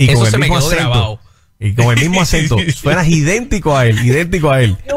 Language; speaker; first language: Spanish; native; Spanish